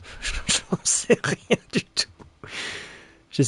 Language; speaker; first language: French; native; French